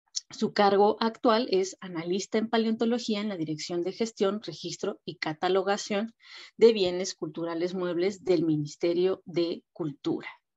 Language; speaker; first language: Spanish; native; Spanish